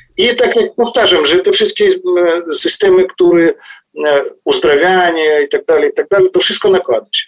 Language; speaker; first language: Polish; non-native, fluent; Ukrainian